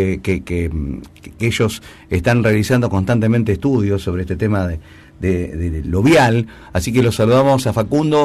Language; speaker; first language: Spanish; native; Spanish